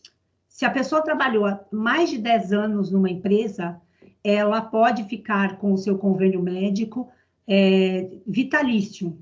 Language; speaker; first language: Portuguese; native; Portuguese